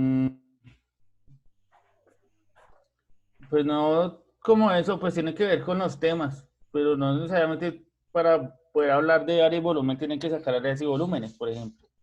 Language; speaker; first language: Spanish; native; Spanish